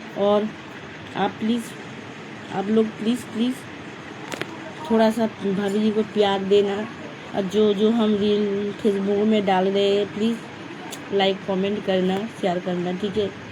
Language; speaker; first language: Hindi; non-native, local second language; Bangla